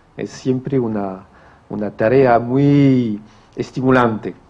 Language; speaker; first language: Spanish; non-native, fluent; French